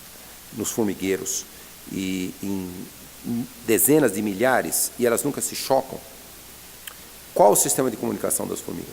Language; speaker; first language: Portuguese; native; Portuguese